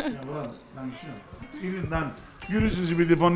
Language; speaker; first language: German; non-native, learner; Turkish